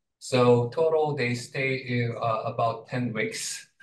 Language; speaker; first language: English; non-native, fluent; Korean